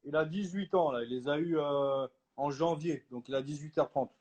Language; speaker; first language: French; native; French